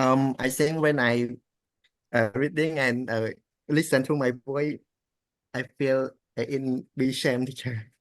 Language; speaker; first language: English; non-native, learner; Khmer